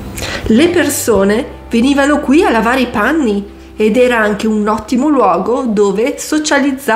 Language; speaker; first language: Italian; native; Italian